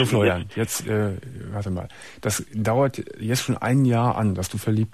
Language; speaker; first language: German; native; German